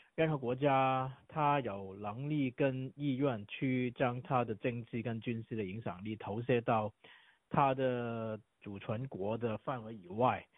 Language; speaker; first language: Chinese; non-native, fluent; Cantonese